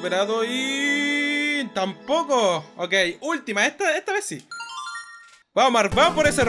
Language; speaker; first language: Spanish; native; Spanish